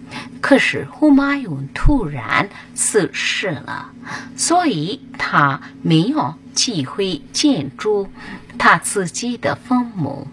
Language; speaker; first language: Chinese; non-native, fluent; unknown